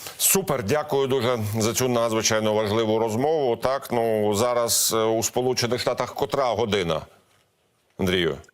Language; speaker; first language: Ukrainian; native; Ukrainian